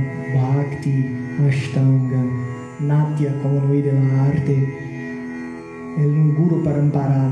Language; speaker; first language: Italian; non-native, learner; Portuguese